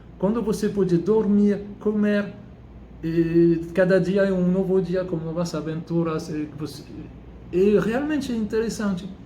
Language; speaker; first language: Portuguese; non-native, fluent; French